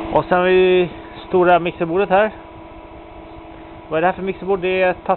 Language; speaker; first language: Swedish; native; Swedish